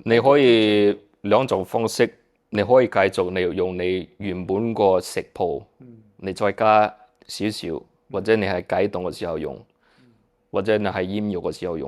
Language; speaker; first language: Cantonese; early bilingual, heritage; Cantonese